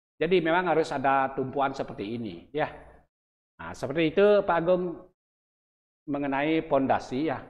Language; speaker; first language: Indonesian; non-native, local second language; Balinese